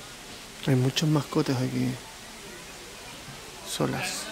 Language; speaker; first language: Spanish; native; Spanish